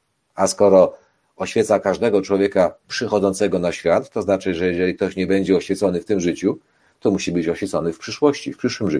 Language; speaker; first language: Polish; native; Polish